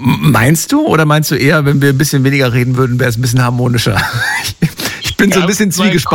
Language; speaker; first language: German; native; German